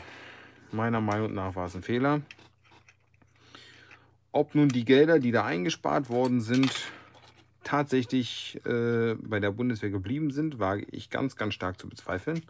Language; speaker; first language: German; native; German